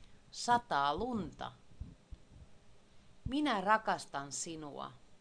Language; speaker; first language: Finnish; native; Finnish